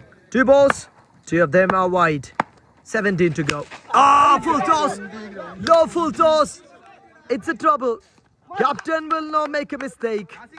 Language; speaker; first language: English; non-native, local second language; Malayalam